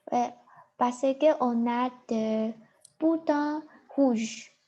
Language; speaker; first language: French; non-native, learner; Chinese